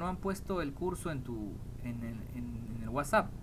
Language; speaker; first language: Spanish; native; Spanish